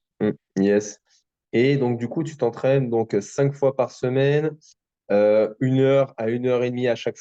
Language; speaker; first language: French; native; French